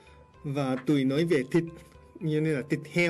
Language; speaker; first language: Vietnamese; non-native, fluent; Japanese